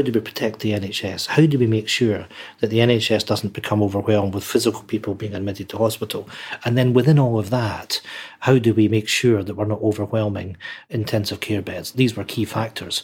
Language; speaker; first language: English; native; English